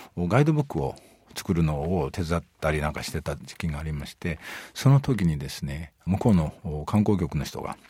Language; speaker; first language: Japanese; native; Japanese